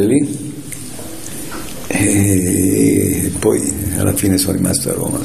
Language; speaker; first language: Italian; native; Italian